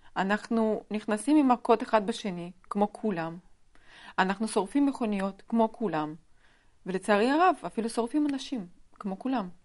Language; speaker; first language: Hebrew; non-native, fluent; Russian